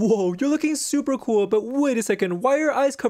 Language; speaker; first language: English; native; English